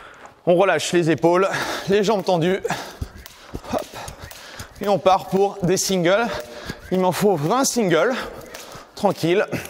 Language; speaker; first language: French; native; French